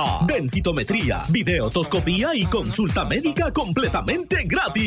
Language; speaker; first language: Spanish; native; Spanish